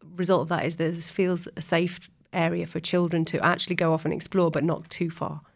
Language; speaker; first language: English; native; English